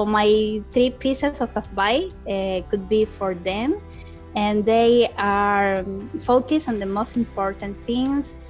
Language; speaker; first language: English; non-native, learner; Spanish